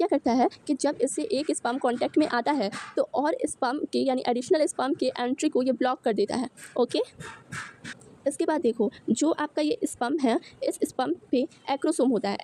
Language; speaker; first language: Hindi; native; Hindi